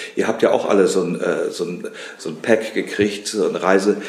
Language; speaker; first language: German; native; German